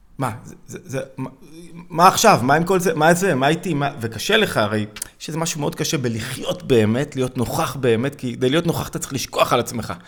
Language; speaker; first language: Hebrew; native; Hebrew